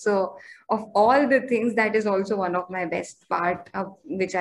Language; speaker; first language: English; non-native, local second language; Hindi